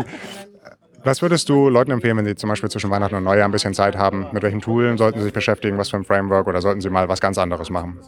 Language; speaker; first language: German; native; German